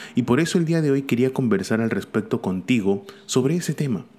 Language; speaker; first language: Spanish; native; Spanish